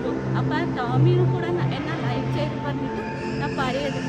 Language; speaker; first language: Malayalam; non-native, learner; Kannada